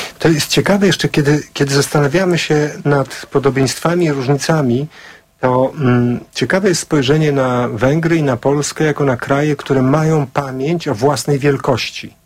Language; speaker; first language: Polish; native; Polish